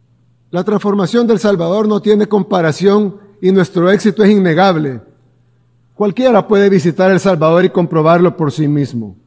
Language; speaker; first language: Spanish; native; Spanish